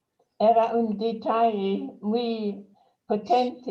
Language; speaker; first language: Spanish; non-native, fluent; English